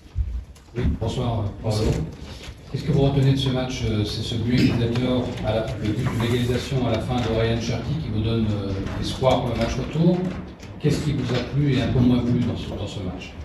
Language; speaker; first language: French; native; French